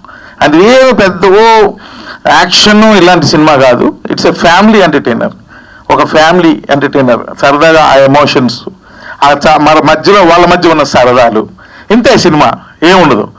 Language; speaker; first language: Telugu; native; Telugu